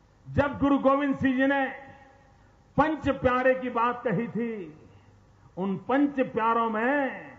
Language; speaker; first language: Hindi; non-native, local second language; Gujarati